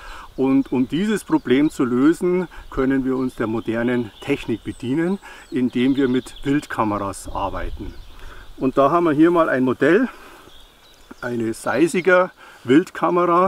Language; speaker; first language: German; native; German